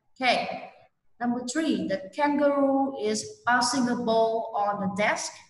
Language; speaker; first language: English; non-native, fluent; Vietnamese